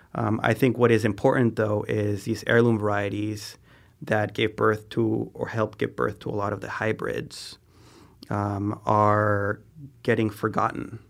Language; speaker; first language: English; non-native, fluent; Spanish